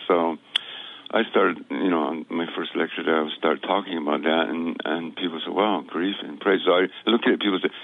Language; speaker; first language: English; native; English